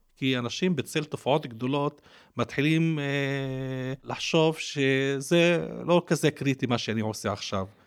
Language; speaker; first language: Hebrew; non-native, local second language; Arabic